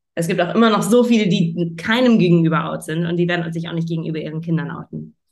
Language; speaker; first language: German; early bilingual, heritage; German